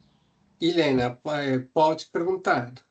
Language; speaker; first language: Portuguese; non-native, fluent; Spanish